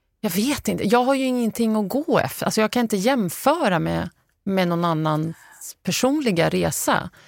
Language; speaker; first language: Swedish; early bilingual, other home language; Arabic